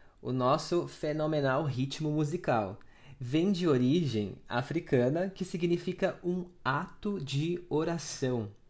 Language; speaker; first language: Portuguese; native; Portuguese